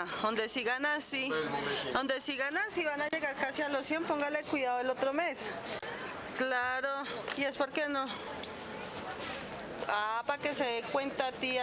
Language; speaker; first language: Spanish; native; Spanish